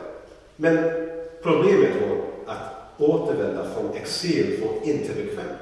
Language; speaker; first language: Swedish; non-native, learner; English